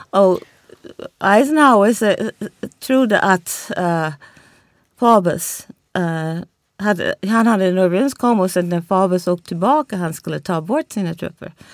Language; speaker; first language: Swedish; non-native, fluent; English